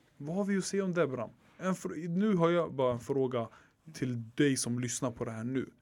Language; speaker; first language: Swedish; early bilingual, other home language; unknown